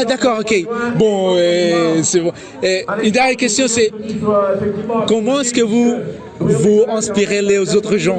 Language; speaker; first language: French; non-native, learner; Spanish